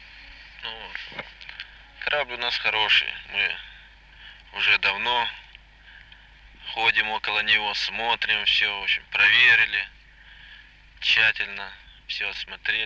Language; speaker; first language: Russian; native; Russian